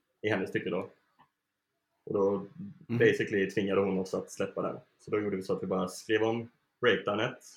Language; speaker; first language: Swedish; native; Swedish